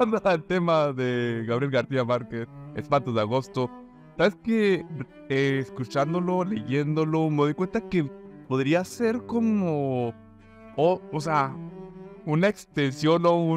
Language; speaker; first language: Spanish; native; Spanish